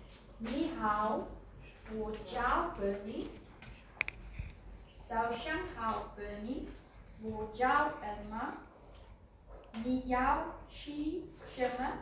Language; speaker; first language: Chinese; non-native, learner; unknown